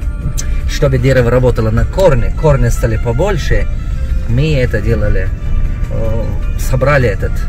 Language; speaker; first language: Russian; non-native, local second language; Tajik